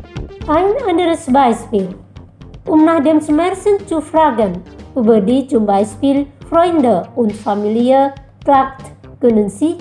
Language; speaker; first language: German; non-native, fluent; Indonesian